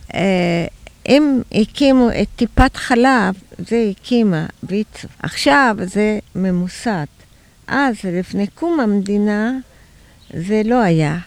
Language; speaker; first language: Hebrew; early bilingual, other home language; German